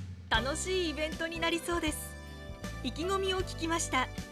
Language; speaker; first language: Japanese; native; Japanese